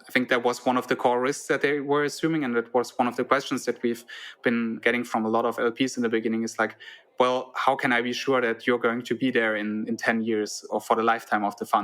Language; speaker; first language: English; non-native, fluent; German